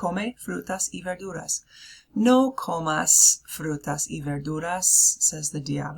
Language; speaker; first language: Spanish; non-native, fluent; English